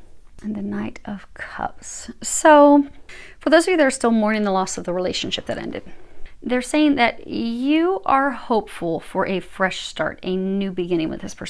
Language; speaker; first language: English; native; English